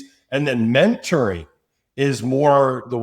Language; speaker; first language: English; native; English